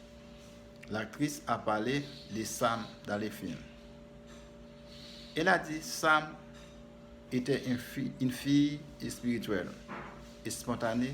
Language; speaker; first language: French; non-native, learner; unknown